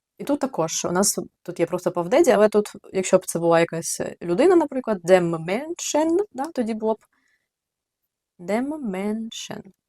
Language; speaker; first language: Ukrainian; native; Ukrainian